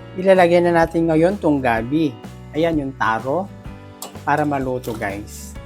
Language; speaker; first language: Filipino; non-native, local second language; Iloko